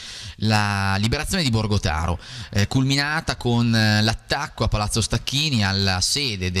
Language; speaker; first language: Italian; native; Italian